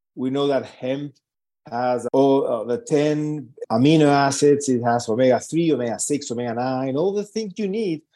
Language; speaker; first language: English; non-native, fluent; Spanish